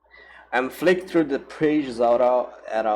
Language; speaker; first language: English; non-native, learner; Portuguese